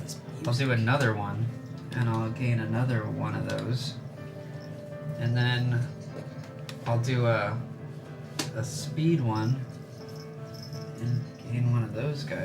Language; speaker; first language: English; native; English